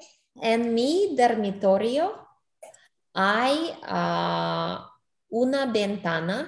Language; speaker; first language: Spanish; non-native, learner; English